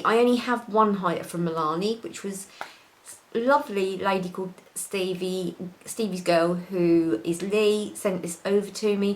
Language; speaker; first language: English; native; English